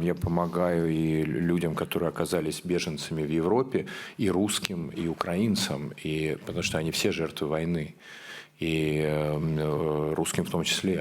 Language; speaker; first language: Russian; native; Russian